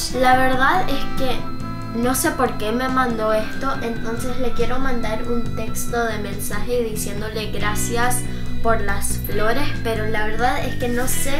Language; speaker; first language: Spanish; early bilingual, heritage; Spanish